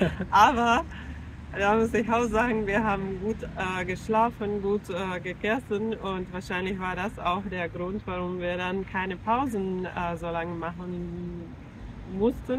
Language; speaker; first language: German; non-native, fluent; Finnish